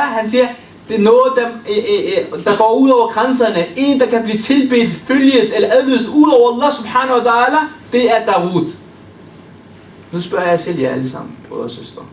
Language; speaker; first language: Danish; early bilingual, other home language; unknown